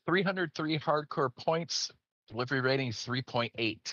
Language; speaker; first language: English; native; English